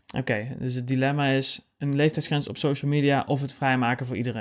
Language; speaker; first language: Dutch; native; Dutch